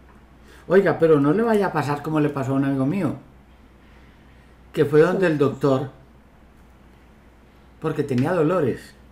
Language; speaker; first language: Spanish; native; Spanish